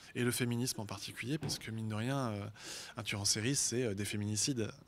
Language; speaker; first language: French; native; French